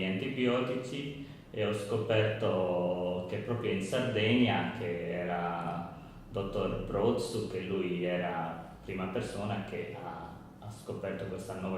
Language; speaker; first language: Italian; non-native, learner; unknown